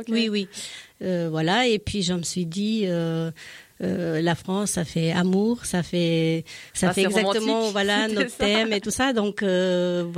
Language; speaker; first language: French; native; French